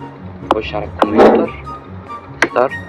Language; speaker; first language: Arabic; native; Arabic